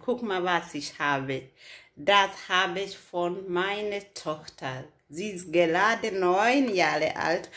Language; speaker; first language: German; non-native, fluent; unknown